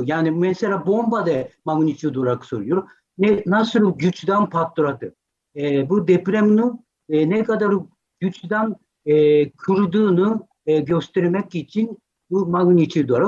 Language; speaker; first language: Turkish; non-native, fluent; Japanese